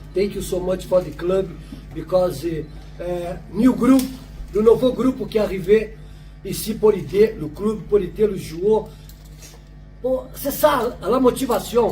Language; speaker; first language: French; non-native, learner; Portuguese